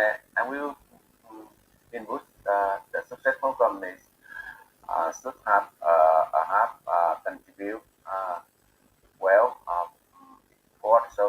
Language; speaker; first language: English; non-native, learner; Bangla